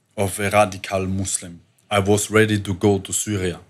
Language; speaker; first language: English; non-native, learner; German